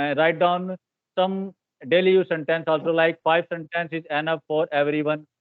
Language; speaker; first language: English; non-native, learner; Hindi